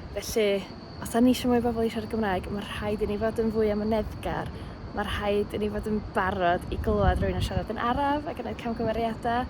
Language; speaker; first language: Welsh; native; Welsh